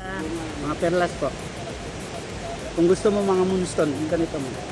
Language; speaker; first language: Filipino; native; Filipino